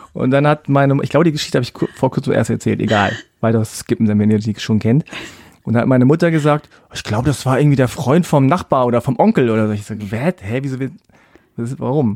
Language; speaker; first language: German; early bilingual, other home language; Korean